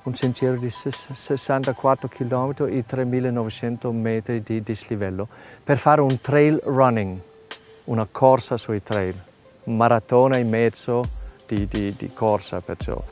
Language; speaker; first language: Italian; non-native, fluent; Danish